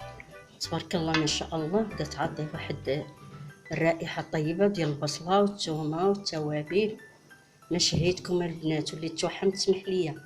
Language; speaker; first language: Arabic; native; Arabic